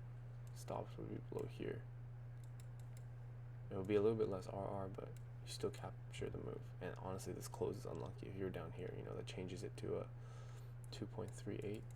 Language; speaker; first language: English; native; English